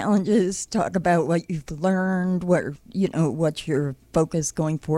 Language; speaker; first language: English; native; English